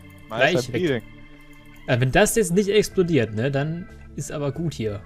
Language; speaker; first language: German; native; German